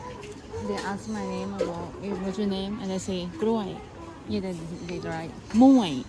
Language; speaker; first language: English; non-native, learner; Thai